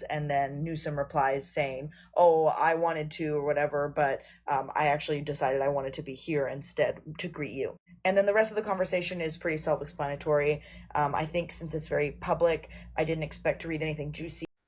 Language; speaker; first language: English; native; English